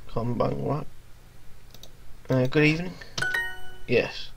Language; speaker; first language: Japanese; non-native, learner; English